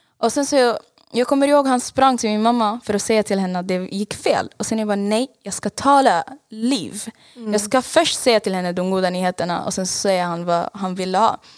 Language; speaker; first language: Swedish; non-native, fluent; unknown